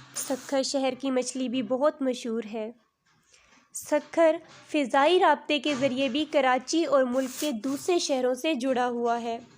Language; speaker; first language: Urdu; native; Urdu